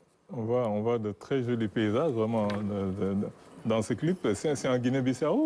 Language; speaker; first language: French; non-native, local second language; Wolof